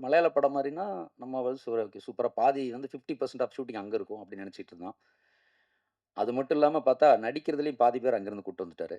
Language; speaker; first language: Tamil; native; Tamil